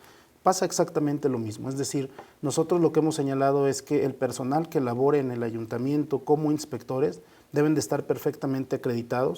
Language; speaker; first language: Spanish; native; Spanish